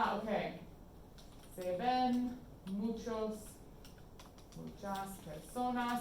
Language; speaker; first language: Spanish; non-native, fluent; English